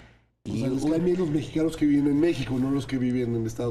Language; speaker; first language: Spanish; native; Spanish